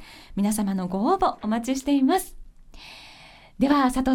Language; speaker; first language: Japanese; native; Japanese